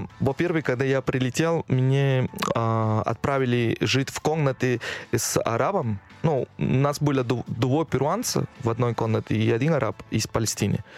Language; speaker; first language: Russian; non-native, fluent; Spanish